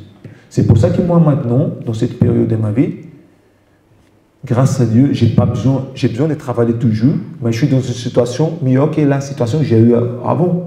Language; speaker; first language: French; non-native, fluent; Portuguese